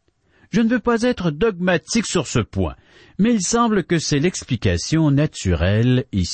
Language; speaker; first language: French; native; French